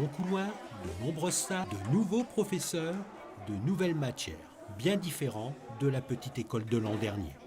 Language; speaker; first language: French; native; French